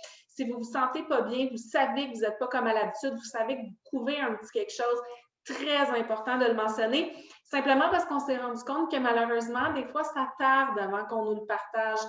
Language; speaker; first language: French; native; French